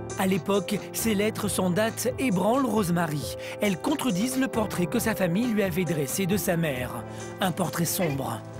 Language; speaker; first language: French; native; French